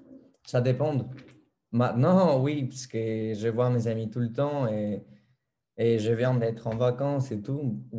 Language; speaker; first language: French; non-native, fluent; Spanish